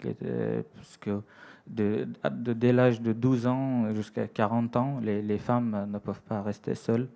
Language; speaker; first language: French; non-native, fluent; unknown